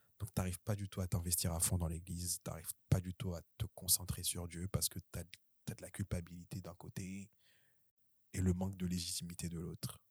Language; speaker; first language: French; early bilingual, other home language; Haitian Creole